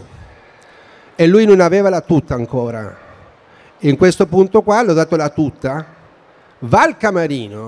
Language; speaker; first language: Italian; non-native, fluent; Spanish